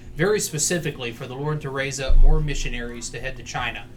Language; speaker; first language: English; native; English